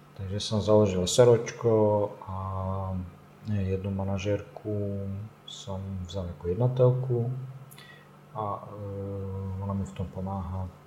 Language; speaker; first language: Czech; non-native, fluent; Bosnian